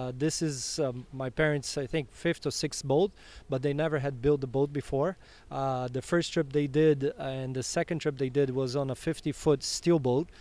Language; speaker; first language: English; non-native, fluent; Portuguese